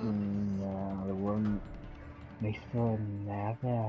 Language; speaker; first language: Spanish; native; Spanish